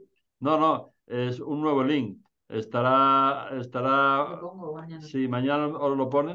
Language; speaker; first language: Spanish; native; Spanish